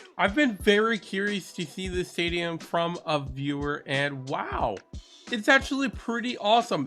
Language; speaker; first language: English; native; English